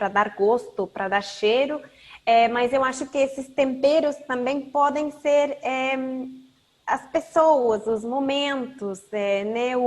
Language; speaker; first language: Portuguese; non-native, fluent; Spanish